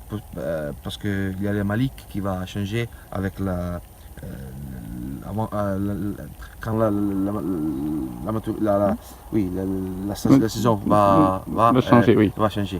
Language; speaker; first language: French; non-native, learner; Italian